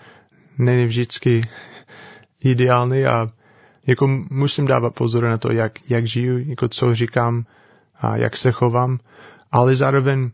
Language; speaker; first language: Czech; non-native, fluent; English